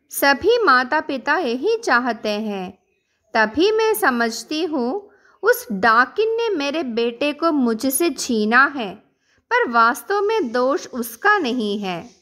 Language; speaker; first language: Hindi; non-native, local second language; Malayalam